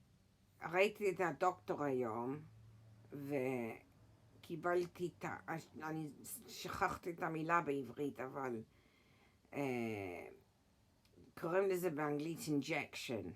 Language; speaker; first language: Hebrew; early bilingual, heritage; English